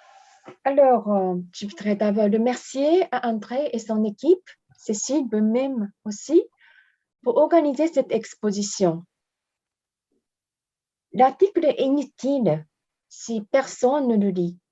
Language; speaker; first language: French; non-native, fluent; Japanese